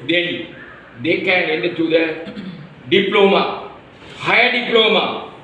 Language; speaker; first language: English; non-native, local second language; Tamil